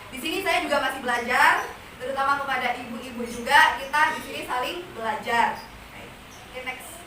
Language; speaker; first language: Indonesian; non-native, local second language; Madurese